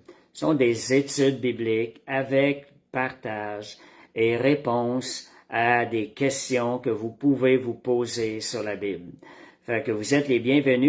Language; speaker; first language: French; native; French